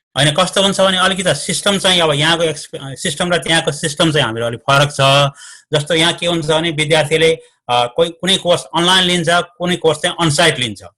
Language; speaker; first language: Nepali; native; Nepali